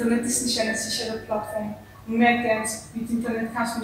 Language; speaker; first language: German; non-native, local second language; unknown